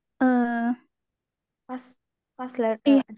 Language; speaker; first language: German; non-native, learner; Indonesian